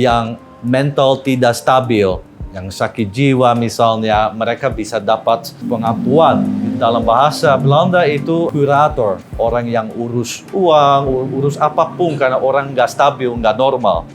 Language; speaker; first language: Indonesian; non-native, learner; Dutch